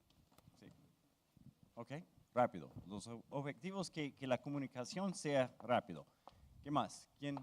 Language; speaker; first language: Spanish; non-native, fluent; English